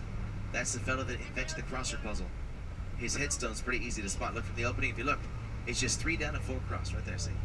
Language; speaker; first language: English; native; English